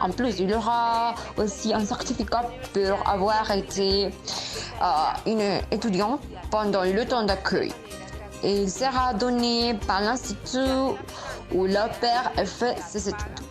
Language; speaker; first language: French; non-native, fluent; Spanish